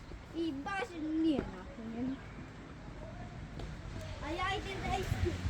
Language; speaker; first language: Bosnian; non-native, local second language; Slovak